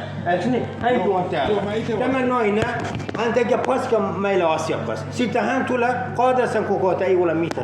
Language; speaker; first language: Finnish; non-native, learner; Turkish